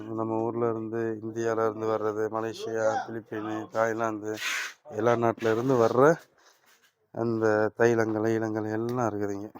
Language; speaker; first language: Tamil; native; Tamil